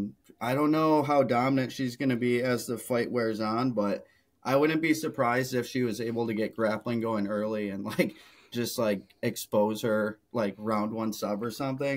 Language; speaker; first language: English; native; English